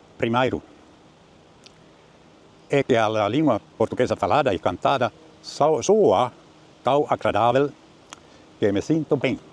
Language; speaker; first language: Portuguese; non-native, learner; Finnish